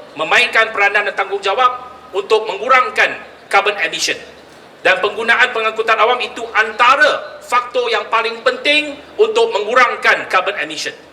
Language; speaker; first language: Malay; non-native, local second language; Chinese